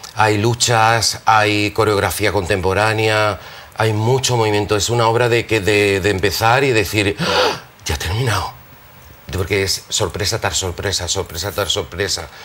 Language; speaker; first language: Spanish; native; Spanish